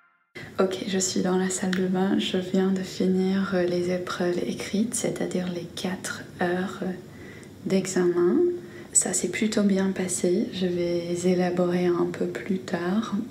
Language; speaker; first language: French; non-native, fluent; English